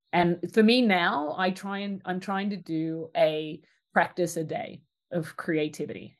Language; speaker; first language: English; native; English